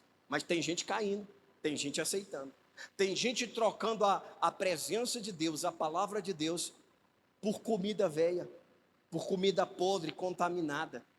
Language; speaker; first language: Portuguese; native; Portuguese